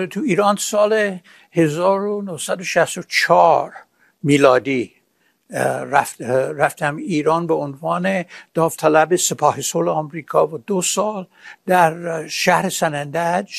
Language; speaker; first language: Persian; non-native, fluent; English